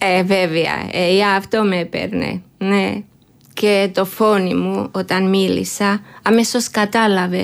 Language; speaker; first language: Greek; non-native, learner; Georgian